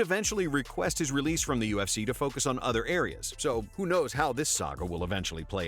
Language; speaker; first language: English; native; English